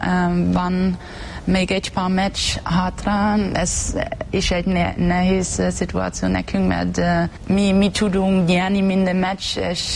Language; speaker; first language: Hungarian; non-native, learner; German